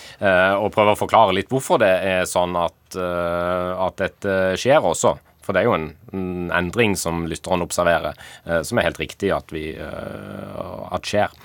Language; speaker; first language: Norwegian; native; Norwegian